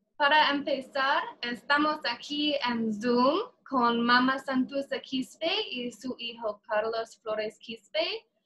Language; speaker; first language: Spanish; non-native, learner; English